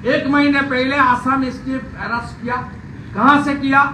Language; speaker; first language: Hindi; non-native, local second language; Bangla